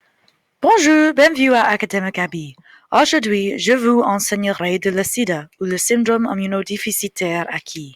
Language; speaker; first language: French; non-native, learner; English